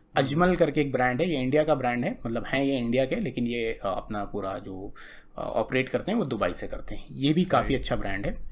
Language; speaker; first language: Hindi; native; Hindi